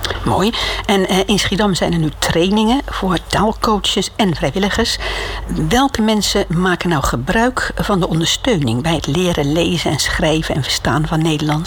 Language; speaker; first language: Dutch; native; Dutch